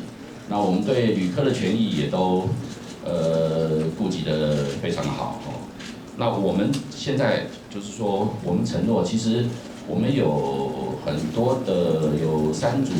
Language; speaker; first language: Chinese; native; Chinese